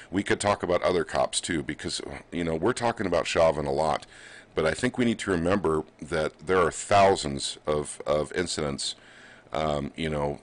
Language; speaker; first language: English; native; English